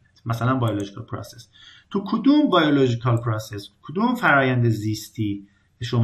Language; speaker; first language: Persian; native; Persian